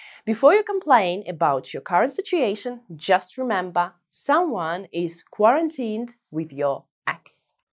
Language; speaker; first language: English; non-native, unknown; Russian